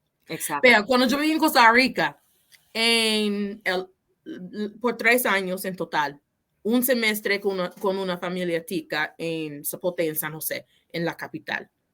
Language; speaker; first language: Spanish; non-native, fluent; English